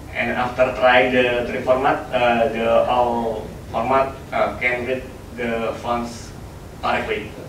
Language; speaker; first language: English; non-native, learner; Indonesian